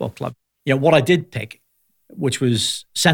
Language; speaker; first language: English; native; English